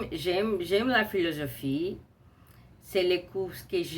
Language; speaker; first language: French; non-native, learner; Portuguese